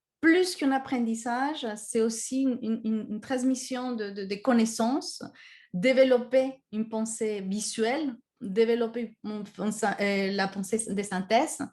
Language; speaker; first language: French; non-native, fluent; Spanish